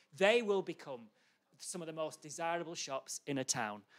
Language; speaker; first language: English; native; English